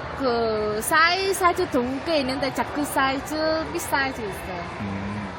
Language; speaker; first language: Korean; non-native, learner; Vietnamese